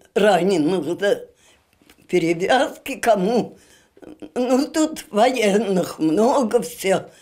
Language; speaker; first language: Russian; native; Russian